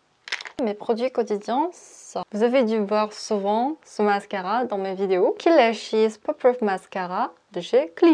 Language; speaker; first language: French; non-native, fluent; Korean